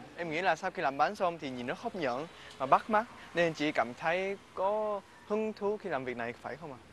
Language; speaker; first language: Vietnamese; non-native, fluent; Korean